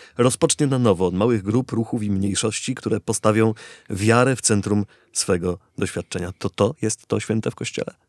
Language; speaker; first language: Polish; native; Polish